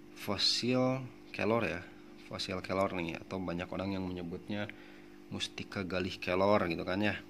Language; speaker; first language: Indonesian; non-native, local second language; Sundanese